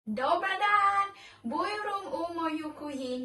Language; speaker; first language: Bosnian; non-native, learner; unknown